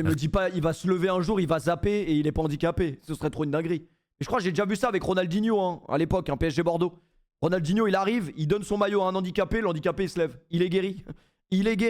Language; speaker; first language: French; native; French